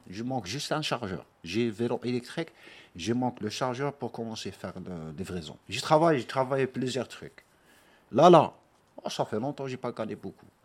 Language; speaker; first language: French; non-native, local second language; Arabic